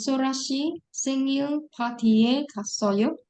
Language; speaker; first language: Korean; non-native, learner; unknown